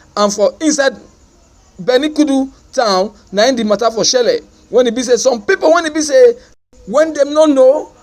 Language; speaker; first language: Nigerian Pidgin; native; Nigerian Pidgin